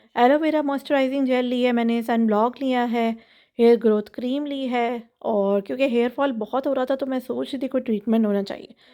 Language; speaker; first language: Urdu; native; Urdu